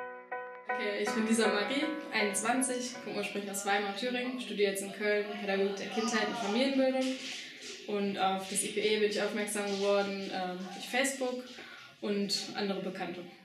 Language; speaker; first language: German; native; German